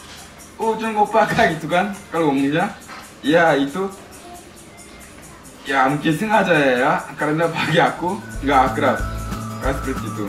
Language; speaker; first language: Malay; non-native, fluent; Korean